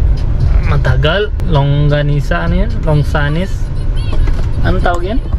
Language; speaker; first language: Filipino; non-native, learner; Punjabi